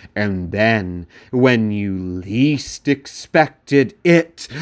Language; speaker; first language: English; native; English